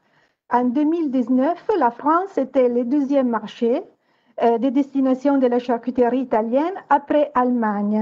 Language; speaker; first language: French; non-native, fluent; Italian